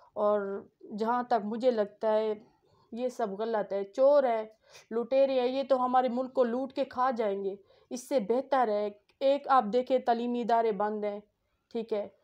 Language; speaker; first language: Urdu; non-native, local second language; Saraiki